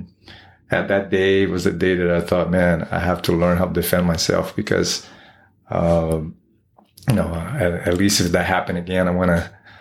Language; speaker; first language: English; non-native, fluent; Portuguese